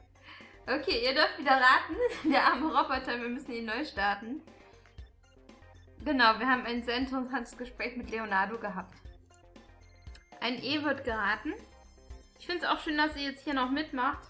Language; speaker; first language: German; native; German